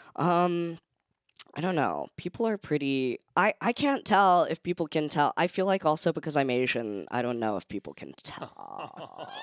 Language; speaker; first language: English; native; English